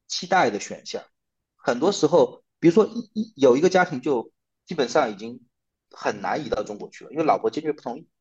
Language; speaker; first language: Chinese; native; Chinese